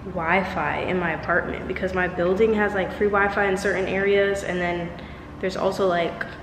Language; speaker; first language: English; native; English